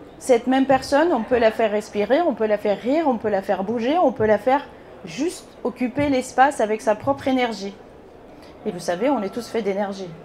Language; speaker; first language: French; non-native, fluent; Bulgarian